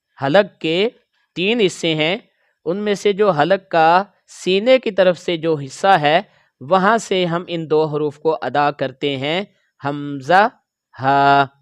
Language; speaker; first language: Urdu; native; Urdu